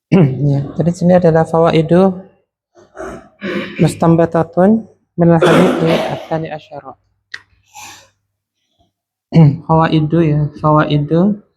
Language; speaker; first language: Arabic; non-native, fluent; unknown